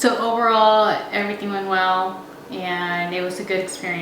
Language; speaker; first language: English; native; English